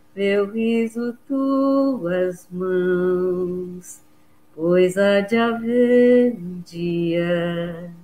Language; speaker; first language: Portuguese; native; Portuguese